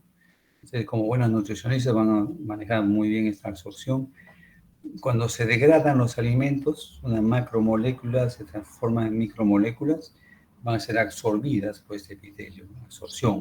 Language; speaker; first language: Spanish; native; Spanish